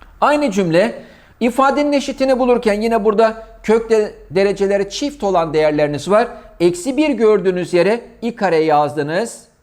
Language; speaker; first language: Turkish; native; Turkish